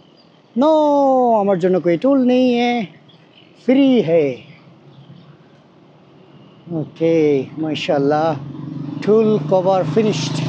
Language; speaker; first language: Hindi; non-native, learner; Bangla